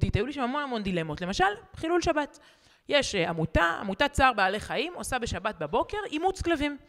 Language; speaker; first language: Hebrew; native; Hebrew